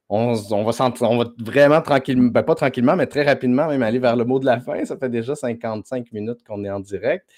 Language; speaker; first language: French; native; French